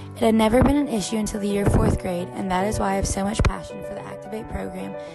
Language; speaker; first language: English; native; English